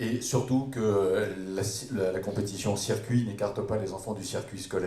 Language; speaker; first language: French; native; French